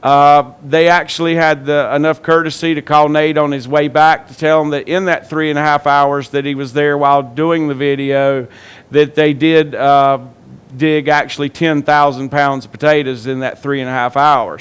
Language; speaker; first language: English; native; English